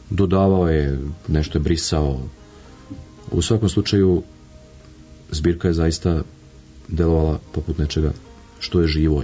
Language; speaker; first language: Serbian; native; Serbian